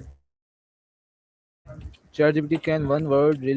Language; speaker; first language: English; non-native, learner; Urdu